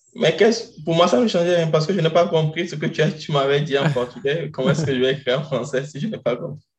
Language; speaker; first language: French; non-native, local second language; Ewe